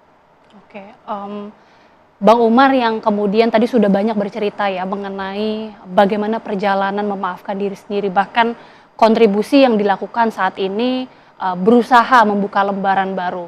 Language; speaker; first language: Malay; native; Malay